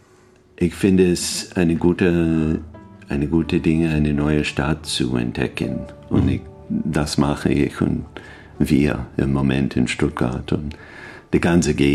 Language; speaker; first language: German; non-native, learner; English